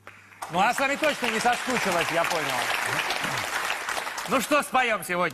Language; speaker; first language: Russian; native; Russian